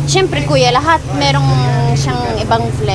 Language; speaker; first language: Filipino; early bilingual, heritage; Arabic